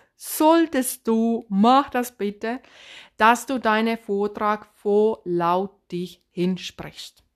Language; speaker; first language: German; non-native, fluent; Finnish